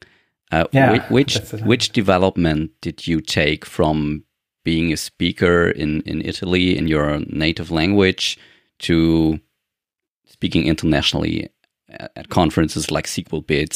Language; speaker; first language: English; non-native, fluent; German